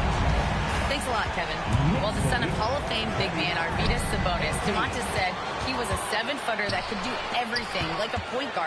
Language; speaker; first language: English; native; English